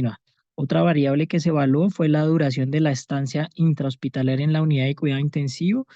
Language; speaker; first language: Spanish; native; Spanish